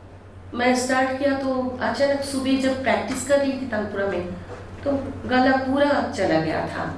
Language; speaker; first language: Hindi; non-native, local second language; Bangla